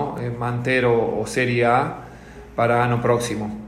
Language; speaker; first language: Portuguese; non-native, learner; Spanish